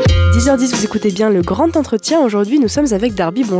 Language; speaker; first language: French; native; French